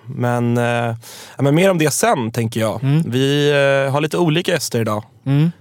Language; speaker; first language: Swedish; native; Swedish